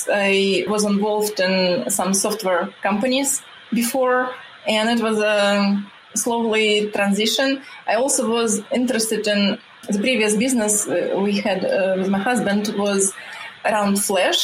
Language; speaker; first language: English; non-native, fluent; Russian